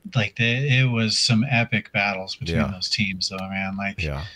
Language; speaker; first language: English; native; English